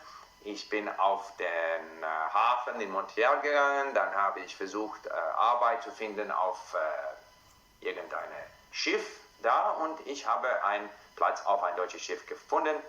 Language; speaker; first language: German; non-native, fluent; English